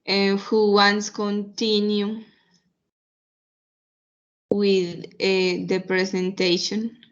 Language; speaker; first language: English; non-native, fluent; Spanish